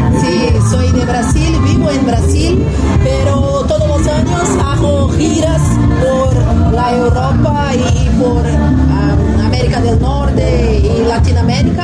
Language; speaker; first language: Spanish; non-native, fluent; Portuguese